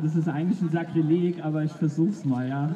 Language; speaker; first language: German; native; German